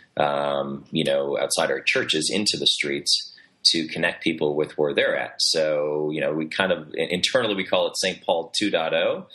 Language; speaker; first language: English; native; English